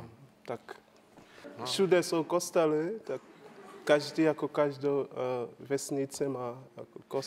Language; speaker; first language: Czech; non-native, learner; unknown